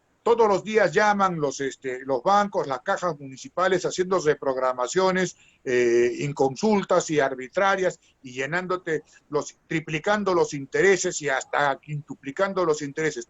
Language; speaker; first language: Spanish; native; Spanish